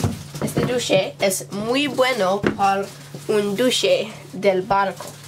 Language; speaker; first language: Spanish; non-native, learner; English